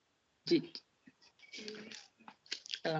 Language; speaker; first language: Filipino; native; Filipino